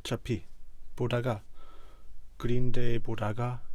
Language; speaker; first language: Korean; non-native, fluent; English